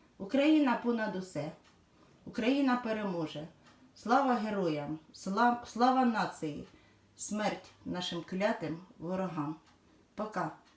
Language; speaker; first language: Ukrainian; non-native, local second language; Russian